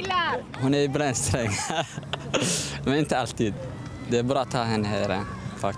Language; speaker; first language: Swedish; non-native, fluent; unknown